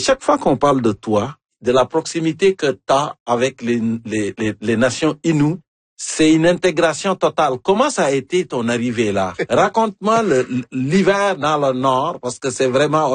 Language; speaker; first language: French; native; French